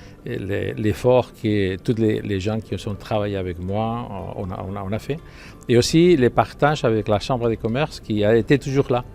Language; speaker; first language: French; non-native, fluent; Spanish